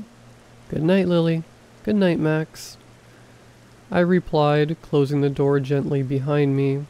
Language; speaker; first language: English; native; English